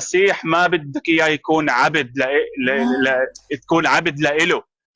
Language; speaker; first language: Arabic; native; Arabic